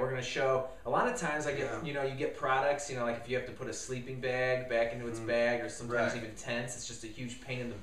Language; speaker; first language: English; native; English